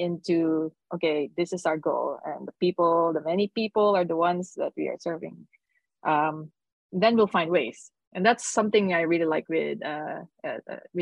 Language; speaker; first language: English; non-native, local second language; Filipino